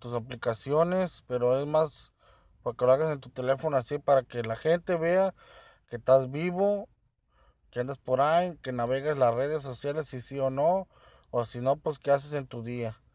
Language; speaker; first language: Spanish; early bilingual, heritage; Spanish